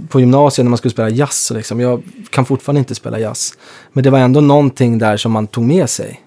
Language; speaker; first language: Swedish; native; Swedish